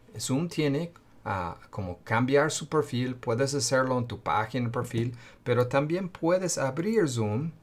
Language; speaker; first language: Spanish; non-native, fluent; English